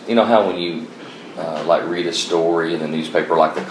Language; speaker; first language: English; native; English